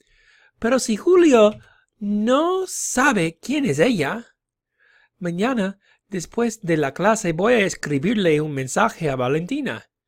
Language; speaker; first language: Spanish; non-native, fluent; English